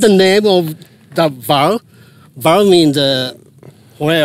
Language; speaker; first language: English; non-native, learner; Japanese